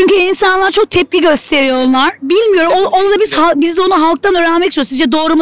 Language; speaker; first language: Turkish; native; Turkish